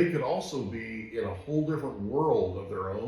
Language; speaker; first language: English; native; English